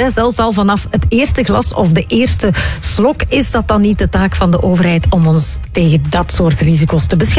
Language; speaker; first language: Dutch; native; Dutch